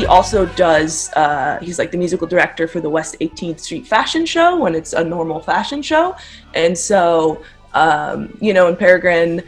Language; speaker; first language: English; native; English